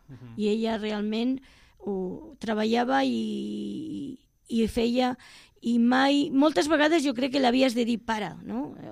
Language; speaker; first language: Catalan; non-native, local second language; Spanish